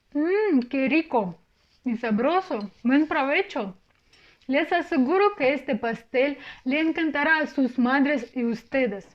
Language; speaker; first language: Spanish; non-native, fluent; Russian